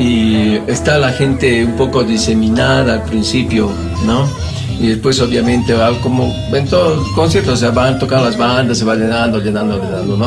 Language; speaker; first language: Spanish; native; Spanish